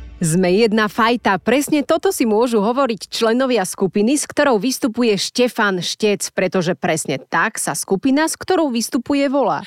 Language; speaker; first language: Slovak; native; Slovak